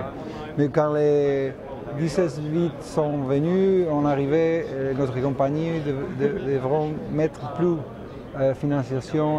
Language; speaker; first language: French; non-native, fluent; Spanish